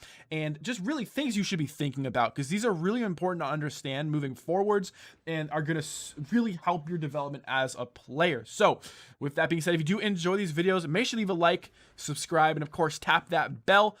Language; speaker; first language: English; native; English